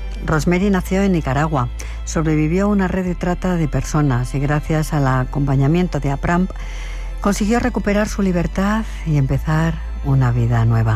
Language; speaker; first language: Spanish; native; Spanish